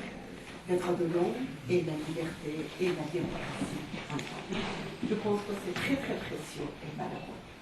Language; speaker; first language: French; non-native, fluent; Persian